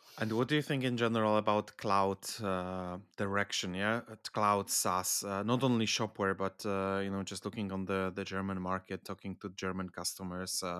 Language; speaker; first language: English; non-native, fluent; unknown